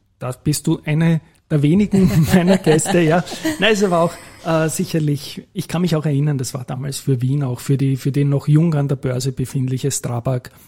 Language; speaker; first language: German; native; German